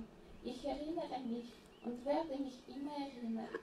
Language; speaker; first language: German; non-native, fluent; Russian